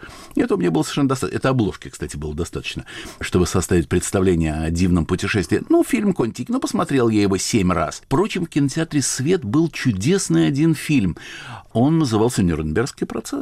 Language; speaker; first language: Russian; native; Russian